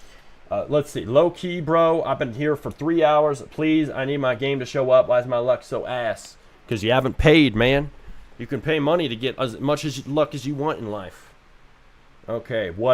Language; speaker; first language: English; native; English